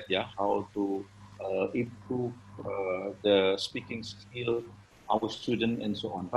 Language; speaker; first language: English; non-native, learner; Indonesian